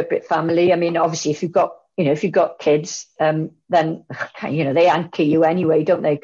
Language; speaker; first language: English; native; English